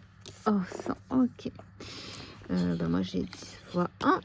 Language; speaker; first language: French; native; French